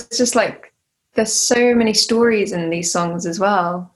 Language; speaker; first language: English; native; English